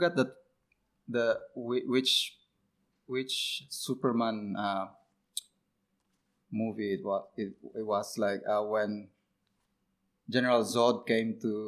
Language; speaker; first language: English; non-native, local second language; Cebuano